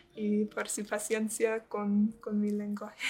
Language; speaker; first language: Spanish; non-native, learner; English